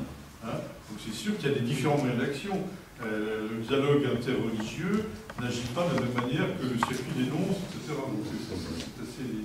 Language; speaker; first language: French; native; French